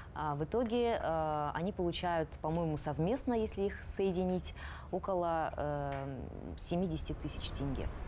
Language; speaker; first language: Russian; native; Russian